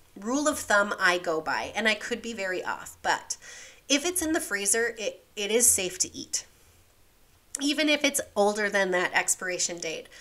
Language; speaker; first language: English; native; English